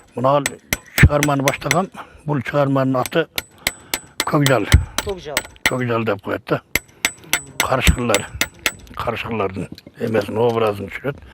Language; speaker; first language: Kyrgyz; native; Kyrgyz